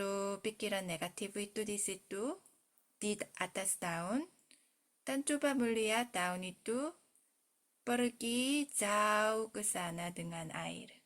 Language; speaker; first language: Indonesian; non-native, fluent; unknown